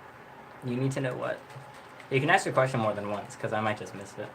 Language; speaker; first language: English; native; English